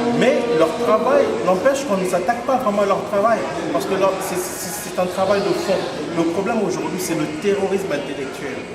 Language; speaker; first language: French; non-native, local second language; Lingala